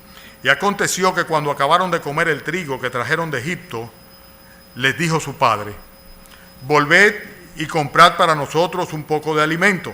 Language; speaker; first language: Spanish; native; Spanish